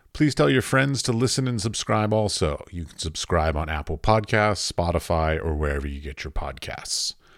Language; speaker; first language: English; native; English